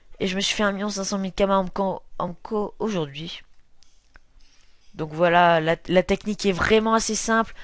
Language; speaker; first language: French; native; French